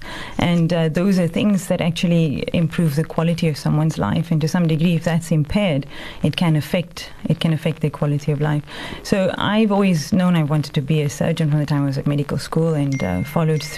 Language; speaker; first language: English; native; English